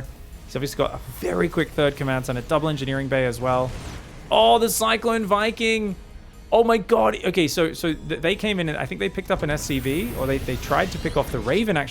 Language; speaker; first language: English; native; English